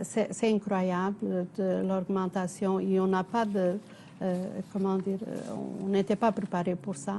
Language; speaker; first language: French; non-native, fluent; Portuguese